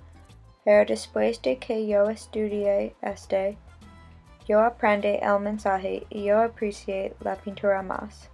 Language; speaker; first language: Spanish; non-native, learner; English